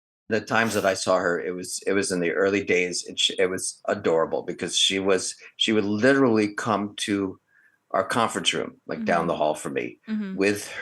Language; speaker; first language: English; native; English